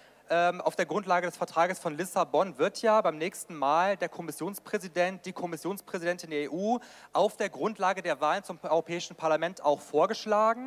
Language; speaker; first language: German; native; German